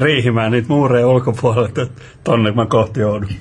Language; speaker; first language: Finnish; native; Finnish